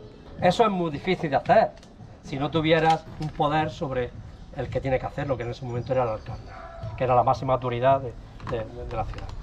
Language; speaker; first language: Spanish; native; Spanish